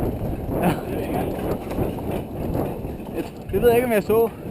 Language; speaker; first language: Danish; native; Danish